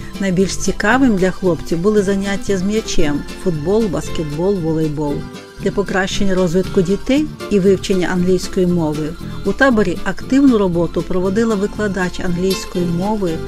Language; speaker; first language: Ukrainian; native; Ukrainian